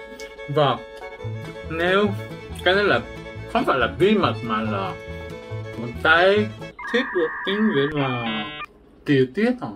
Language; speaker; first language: Vietnamese; non-native, learner; Korean